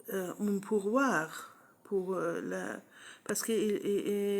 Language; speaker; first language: French; non-native, learner; English